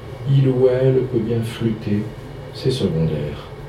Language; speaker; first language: French; native; French